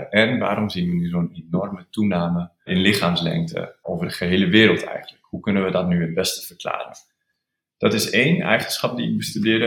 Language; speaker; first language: Dutch; native; Dutch